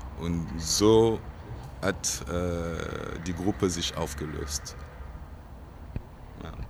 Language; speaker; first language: German; non-native, fluent; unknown